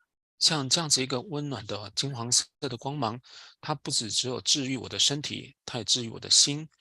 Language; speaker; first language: Chinese; native; Chinese